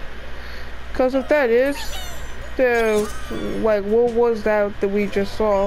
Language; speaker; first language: English; native; English